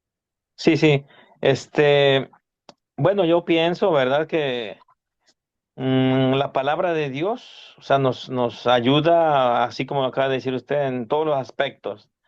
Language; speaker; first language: Spanish; native; Spanish